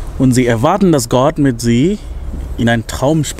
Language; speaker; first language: German; non-native, fluent; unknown